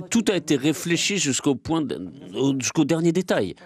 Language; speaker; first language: French; non-native, fluent; Russian